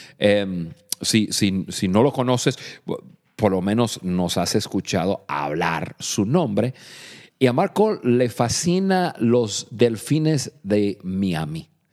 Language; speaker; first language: Spanish; non-native, fluent; English